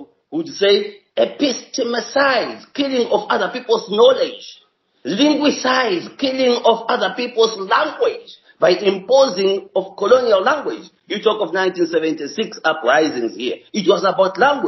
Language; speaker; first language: English; non-native, local second language; Shona